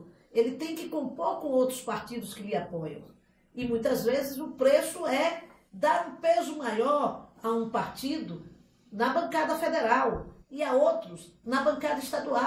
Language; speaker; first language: Portuguese; native; Portuguese